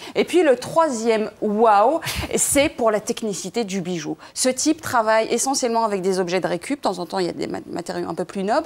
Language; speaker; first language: French; native; French